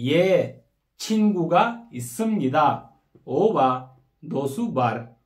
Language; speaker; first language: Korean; non-native, fluent; Kyrgyz